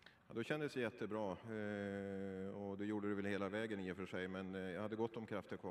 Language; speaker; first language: Swedish; native; Swedish